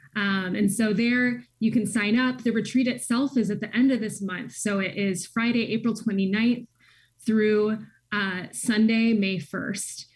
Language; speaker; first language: English; native; English